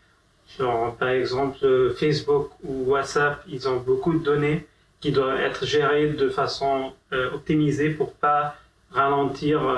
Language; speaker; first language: French; non-native, fluent; Arabic